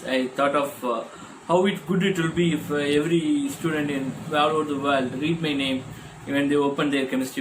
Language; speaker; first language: English; non-native, local second language; Tamil